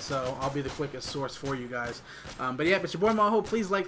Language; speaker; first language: English; native; English